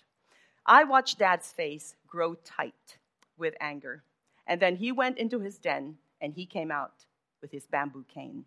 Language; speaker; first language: English; non-native, local second language; Filipino